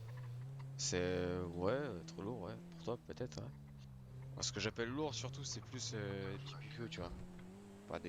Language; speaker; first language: French; native; French